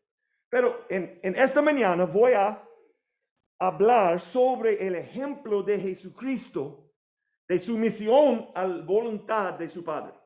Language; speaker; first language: Spanish; non-native, fluent; English